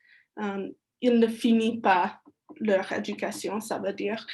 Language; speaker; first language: French; non-native, learner; English